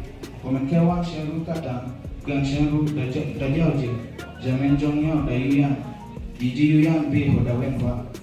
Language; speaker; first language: Chinese; non-native, learner; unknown